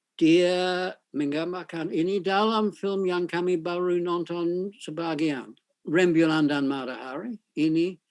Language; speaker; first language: Indonesian; non-native, fluent; English